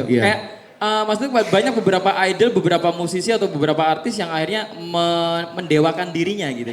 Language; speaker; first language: Indonesian; native; Indonesian